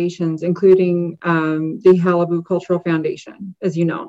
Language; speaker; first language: English; native; English